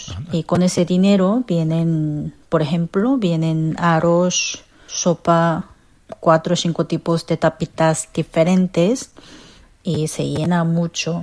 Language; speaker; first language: Spanish; non-native, learner; Korean